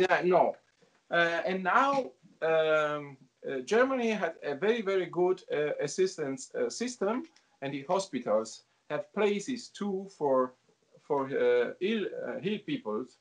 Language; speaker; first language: English; non-native, learner; Italian